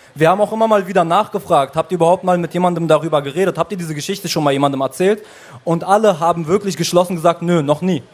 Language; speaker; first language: German; early bilingual, other home language; Arabic